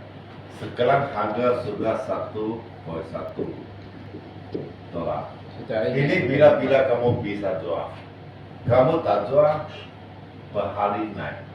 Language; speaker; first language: Indonesian; non-native, learner; Chinese